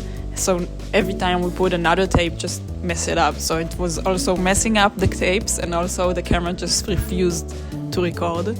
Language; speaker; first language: English; non-native, fluent; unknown